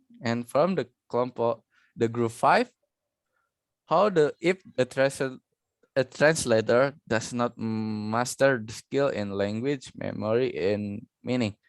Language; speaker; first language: English; non-native, learner; Indonesian